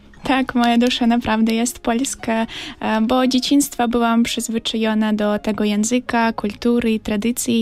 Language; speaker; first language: Polish; early bilingual, heritage; Polish